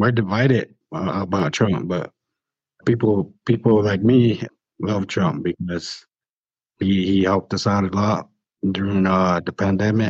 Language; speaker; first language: English; native; English